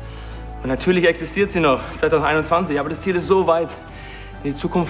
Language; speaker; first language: German; native; German